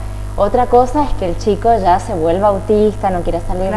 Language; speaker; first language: Spanish; native; Spanish